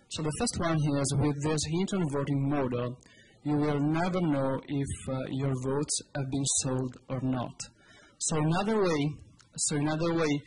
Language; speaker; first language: English; non-native, fluent; Italian